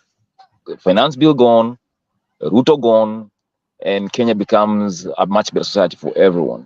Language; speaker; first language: English; non-native, local second language; Swahili